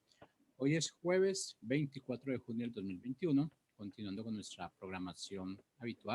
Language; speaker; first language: Spanish; native; Spanish